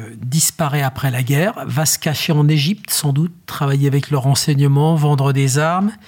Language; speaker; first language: French; native; French